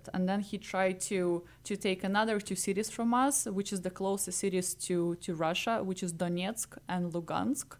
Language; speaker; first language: English; non-native, fluent; Ukrainian